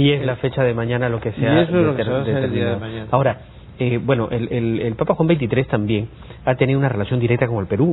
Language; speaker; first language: Spanish; native; Spanish